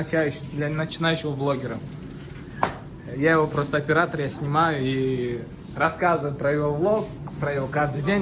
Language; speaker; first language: Russian; non-native, fluent; Turkmen